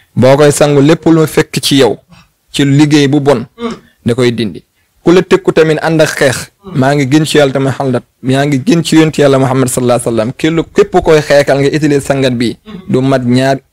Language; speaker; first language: Wolof; non-native, local second language; Fula